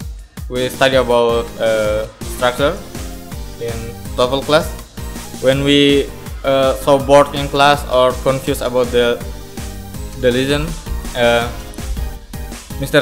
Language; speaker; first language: English; non-native, learner; Indonesian